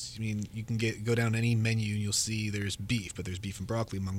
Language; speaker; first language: English; native; English